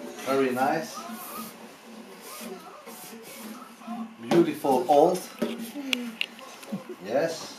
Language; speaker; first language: English; non-native, learner; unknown